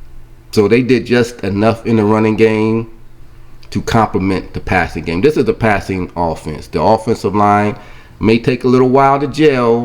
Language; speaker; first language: English; native; English